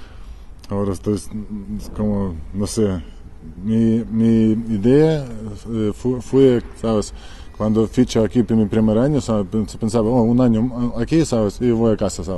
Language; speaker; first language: Spanish; non-native, learner; Ukrainian